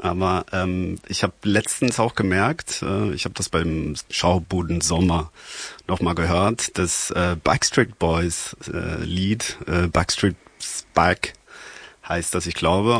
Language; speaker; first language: German; non-native, fluent; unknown